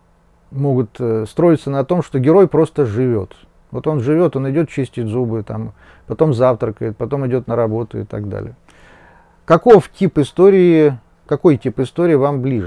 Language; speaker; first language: Russian; native; Russian